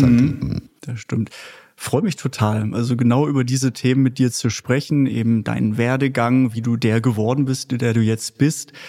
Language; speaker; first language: German; native; German